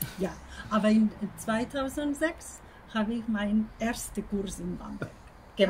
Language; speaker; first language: German; non-native, learner; Spanish